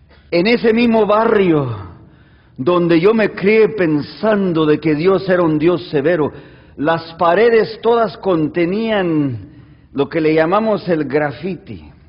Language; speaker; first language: Spanish; native; Spanish